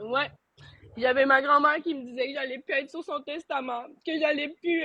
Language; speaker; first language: French; native; French